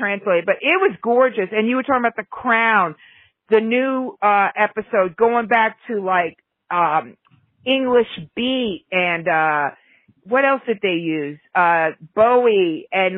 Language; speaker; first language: English; native; English